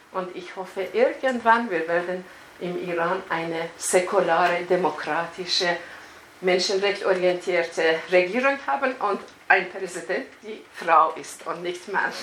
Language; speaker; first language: German; non-native, fluent; Persian